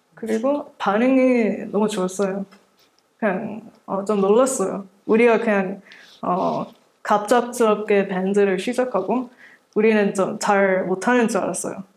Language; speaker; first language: Korean; early bilingual, heritage; English